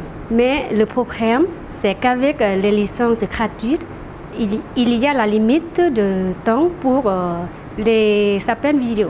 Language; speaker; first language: French; non-native, fluent; Lao